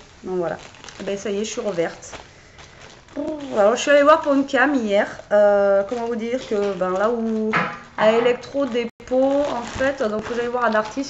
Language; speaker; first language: French; native; French